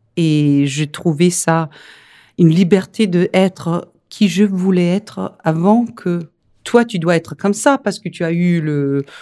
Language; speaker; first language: French; non-native, fluent; Danish